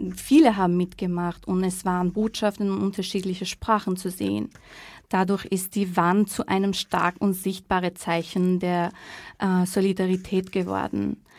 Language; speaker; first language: German; non-native, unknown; Persian